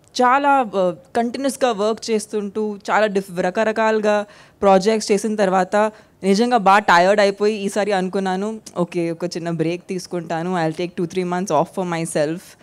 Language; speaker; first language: Telugu; non-native, fluent; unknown